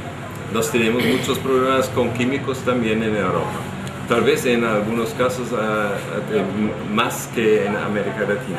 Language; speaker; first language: Spanish; non-native, fluent; German